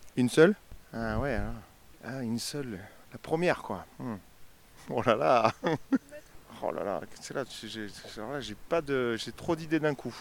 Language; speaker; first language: French; native; French